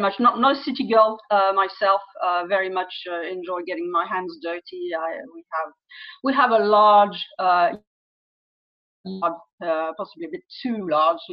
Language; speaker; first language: English; non-native, fluent; French